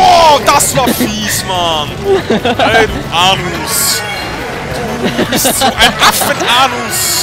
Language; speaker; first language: German; native; German